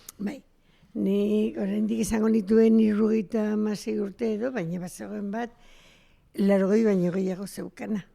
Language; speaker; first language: Basque; non-native, local second language; Spanish